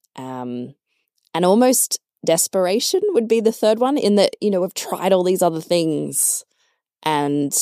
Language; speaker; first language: English; native; English